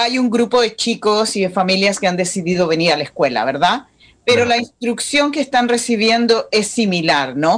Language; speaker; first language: Spanish; native; Spanish